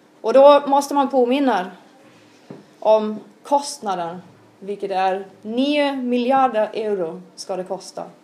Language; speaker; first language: Swedish; non-native, fluent; German